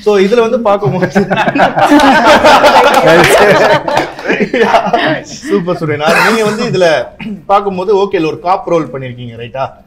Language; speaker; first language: Tamil; native; Tamil